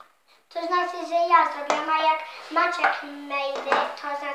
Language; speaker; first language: Polish; early bilingual, heritage; Polish